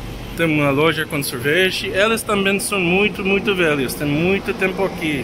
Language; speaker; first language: Portuguese; non-native, learner; English